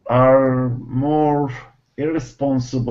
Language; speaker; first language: English; non-native, learner; Turkish